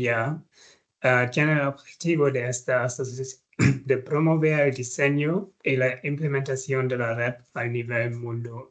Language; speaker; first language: Spanish; non-native, fluent; German